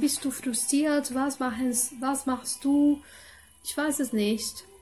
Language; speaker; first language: German; non-native, learner; Portuguese